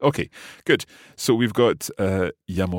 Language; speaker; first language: Swedish; non-native, learner; English